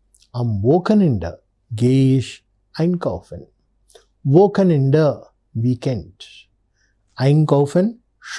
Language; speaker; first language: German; non-native, fluent; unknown